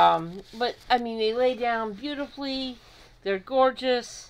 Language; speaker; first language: English; native; English